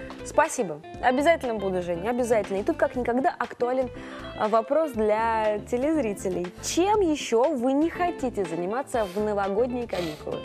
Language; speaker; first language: Russian; native; Russian